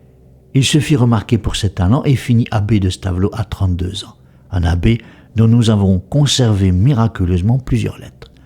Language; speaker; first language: French; native; French